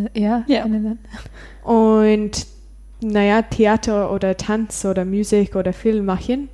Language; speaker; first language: German; non-native, learner; English